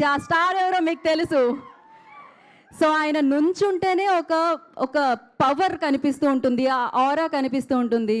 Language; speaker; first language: Telugu; native; Telugu